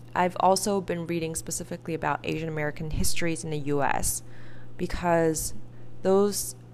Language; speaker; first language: English; early bilingual, other home language; Chinese